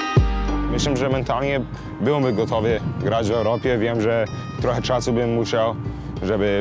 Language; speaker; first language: Polish; early bilingual, heritage; English